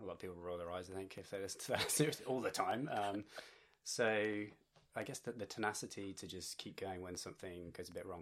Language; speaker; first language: English; native; English